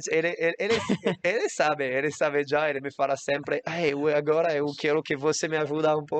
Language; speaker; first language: Portuguese; non-native, learner; French